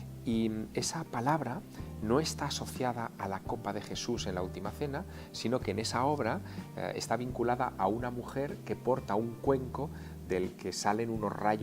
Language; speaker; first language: Spanish; native; Spanish